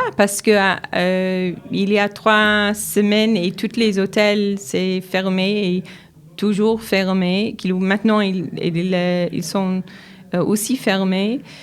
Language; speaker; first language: French; non-native, learner; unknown